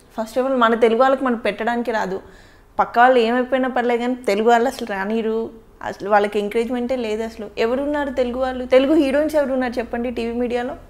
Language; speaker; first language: Telugu; native; Telugu